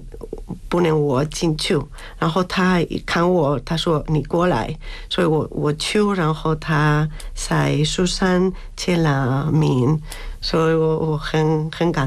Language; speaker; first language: Chinese; non-native, learner; Spanish